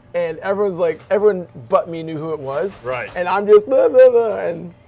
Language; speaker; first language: English; native; English